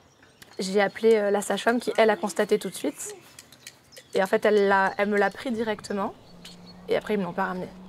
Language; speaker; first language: French; native; French